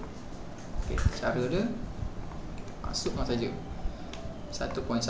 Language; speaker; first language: Malay; native; Malay